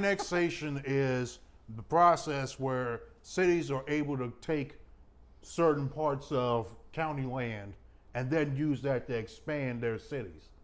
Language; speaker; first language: English; native; English